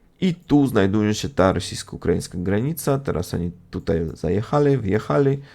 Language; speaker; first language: Polish; non-native, fluent; Russian